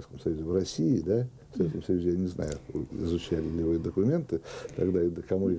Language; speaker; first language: Russian; native; Russian